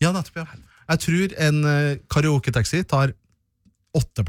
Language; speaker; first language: Norwegian; native; Norwegian